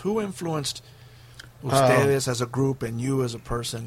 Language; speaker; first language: English; early bilingual, other home language; Spanish